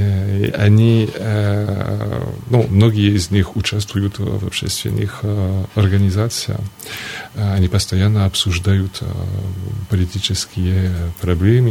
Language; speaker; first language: Russian; non-native, fluent; French